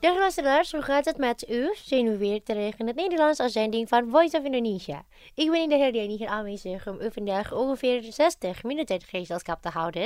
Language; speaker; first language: Dutch; non-native, fluent; Indonesian